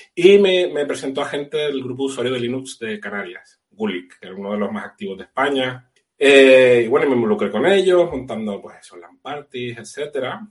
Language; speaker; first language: Spanish; native; Spanish